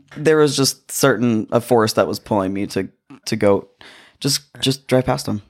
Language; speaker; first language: English; native; English